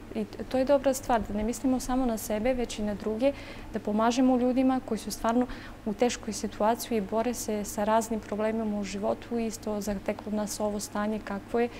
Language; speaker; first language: Serbian; non-native, local second language; Romany